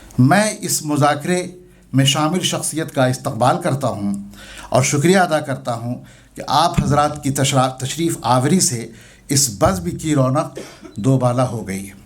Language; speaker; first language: Urdu; native; Urdu